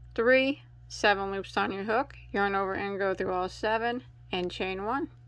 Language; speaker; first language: English; native; English